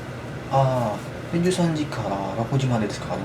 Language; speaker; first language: Japanese; non-native, learner; Indonesian